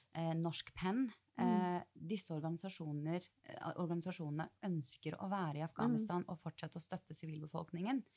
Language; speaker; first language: Norwegian; early bilingual, other home language; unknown